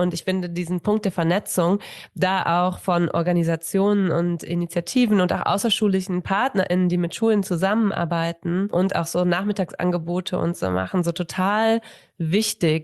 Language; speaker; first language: German; native; German